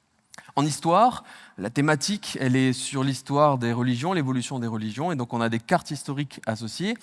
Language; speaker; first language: French; native; French